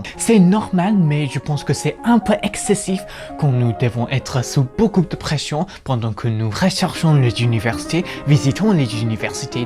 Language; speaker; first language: French; non-native, fluent; English